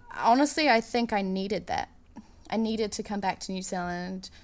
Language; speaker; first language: English; native; English